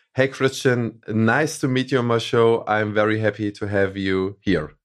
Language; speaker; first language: English; non-native, fluent; German